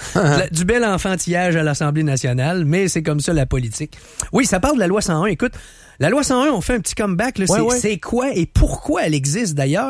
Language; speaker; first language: French; native; French